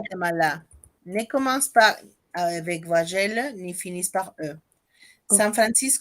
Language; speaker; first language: French; non-native, fluent; Spanish